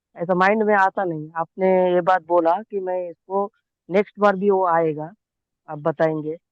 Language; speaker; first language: Hindi; non-native, local second language; Bangla